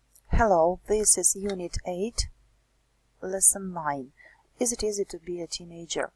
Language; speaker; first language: English; non-native, fluent; Ukrainian